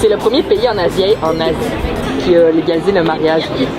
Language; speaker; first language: French; native; French